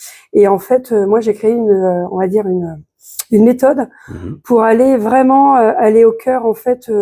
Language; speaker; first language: French; native; French